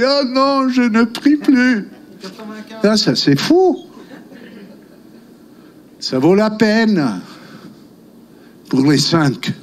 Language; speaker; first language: French; non-native, local second language; German